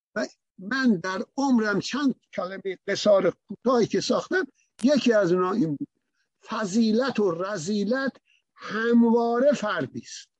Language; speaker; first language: Persian; native; Persian